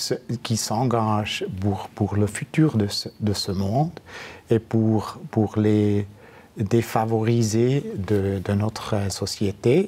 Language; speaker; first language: French; non-native, fluent; German